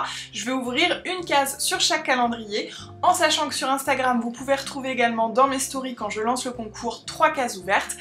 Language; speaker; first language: French; native; French